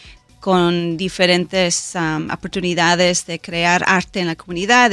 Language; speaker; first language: Spanish; early bilingual, heritage; Spanish